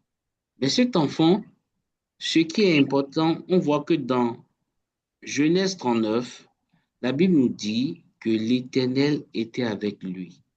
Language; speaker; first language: French; non-native, local second language; Haitian Creole